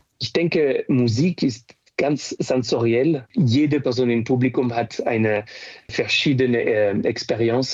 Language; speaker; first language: German; non-native, fluent; French